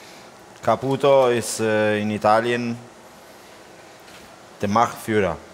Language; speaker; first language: German; non-native, learner; Italian